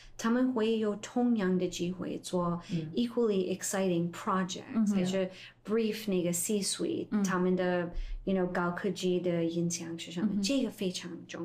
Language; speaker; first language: Chinese; non-native, fluent; English